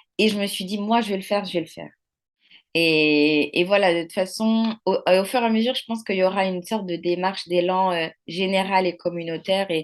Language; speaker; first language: French; non-native, local second language; Arabic